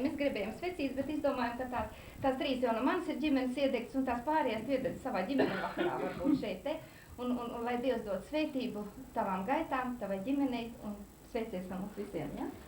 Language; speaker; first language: Latvian; native; Latvian